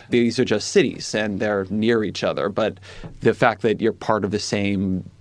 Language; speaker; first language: English; native; English